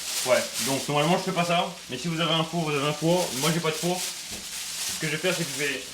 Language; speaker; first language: French; native; French